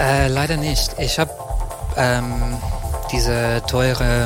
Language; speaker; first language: German; non-native, learner; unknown